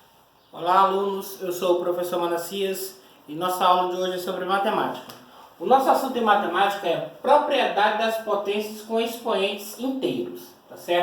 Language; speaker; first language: Portuguese; native; Portuguese